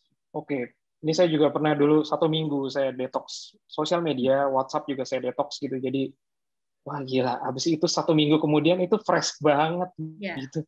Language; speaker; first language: Indonesian; native; Indonesian